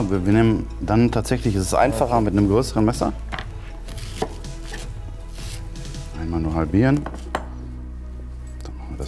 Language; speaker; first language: German; native; German